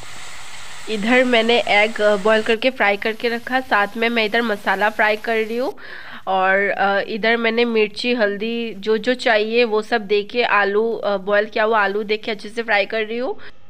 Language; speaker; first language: Hindi; non-native, local second language; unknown